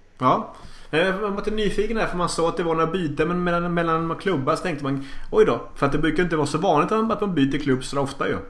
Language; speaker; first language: Swedish; native; Swedish